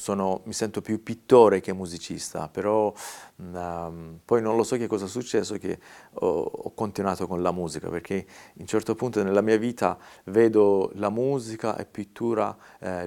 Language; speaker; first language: Italian; non-native, fluent; Persian